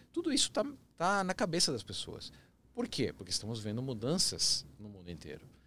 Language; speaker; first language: Portuguese; early bilingual, other home language; Spanish